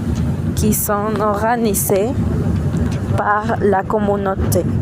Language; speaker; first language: French; non-native, learner; Spanish